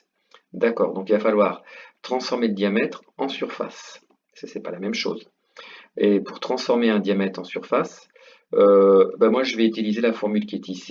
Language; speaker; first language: French; native; French